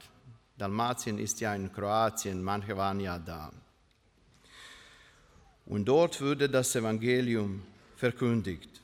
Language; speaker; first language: German; non-native, learner; Croatian